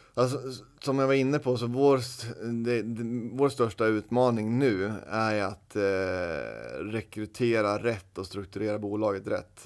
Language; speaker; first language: Swedish; native; Swedish